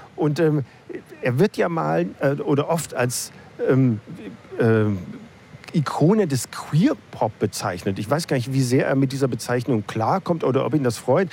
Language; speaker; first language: German; native; German